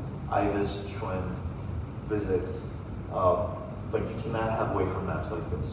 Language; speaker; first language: English; non-native, fluent; Greek